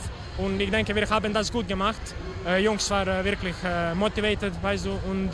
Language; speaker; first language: German; non-native, learner; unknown